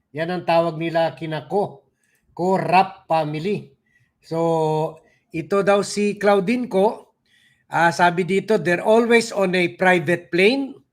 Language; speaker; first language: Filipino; non-native, local second language; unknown